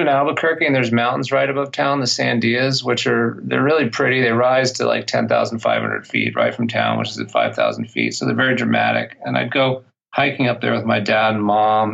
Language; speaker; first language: English; native; English